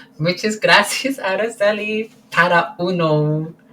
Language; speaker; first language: Spanish; non-native, learner; English